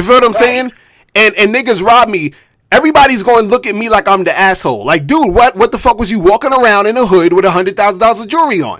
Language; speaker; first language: English; native; English